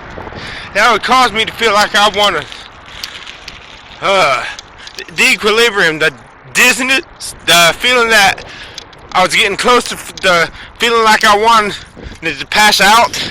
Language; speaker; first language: English; native; English